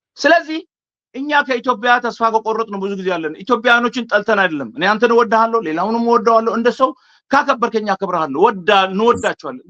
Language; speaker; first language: Amharic; non-native, local second language; Afar